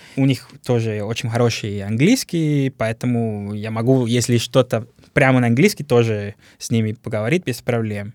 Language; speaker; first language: Russian; non-native, learner; Spanish